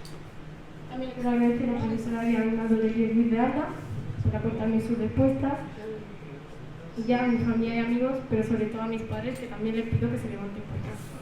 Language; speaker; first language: Spanish; early bilingual, other home language; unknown